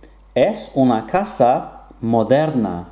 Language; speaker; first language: Spanish; non-native, fluent; English